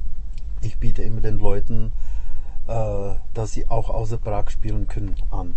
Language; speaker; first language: German; non-native, fluent; Czech